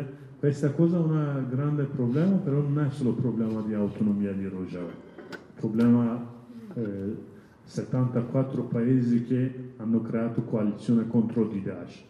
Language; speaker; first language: Italian; non-native, learner; Kurdish